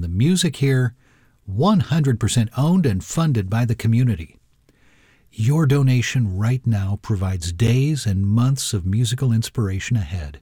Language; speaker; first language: English; native; English